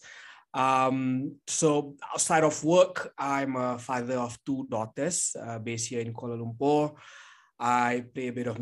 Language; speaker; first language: English; non-native, local second language; Malay